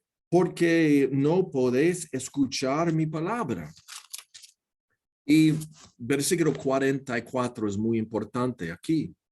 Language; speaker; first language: Spanish; non-native, learner; English